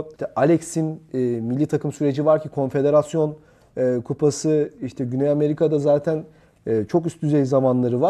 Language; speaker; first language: Turkish; native; Turkish